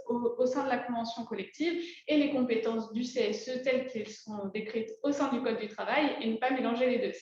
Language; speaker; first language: French; native; French